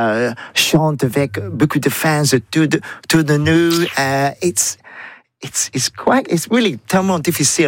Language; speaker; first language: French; non-native, learner; English